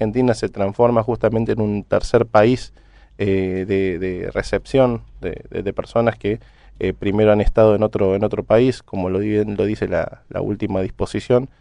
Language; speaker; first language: Spanish; native; Spanish